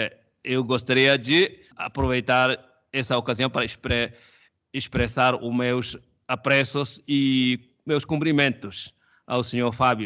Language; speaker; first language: Portuguese; non-native, fluent; Chinese